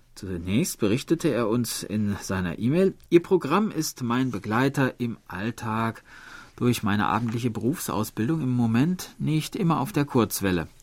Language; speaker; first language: German; native; German